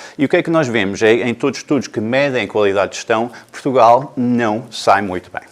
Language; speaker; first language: Portuguese; non-native, fluent; English